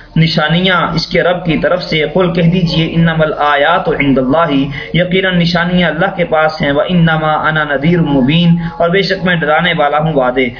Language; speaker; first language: Urdu; non-native, local second language; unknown